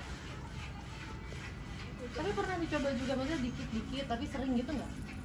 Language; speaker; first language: Indonesian; native; Indonesian